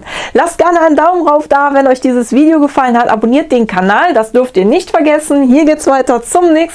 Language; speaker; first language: German; native; German